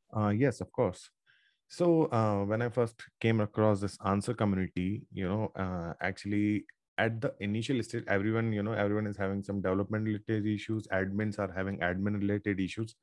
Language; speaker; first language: English; non-native, local second language; Hindi